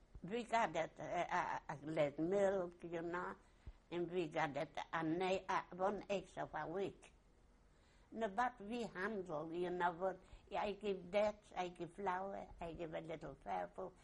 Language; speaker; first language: English; non-native, learner; Yiddish